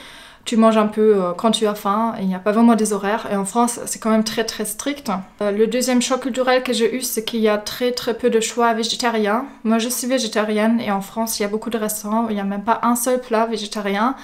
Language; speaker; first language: French; non-native, fluent; German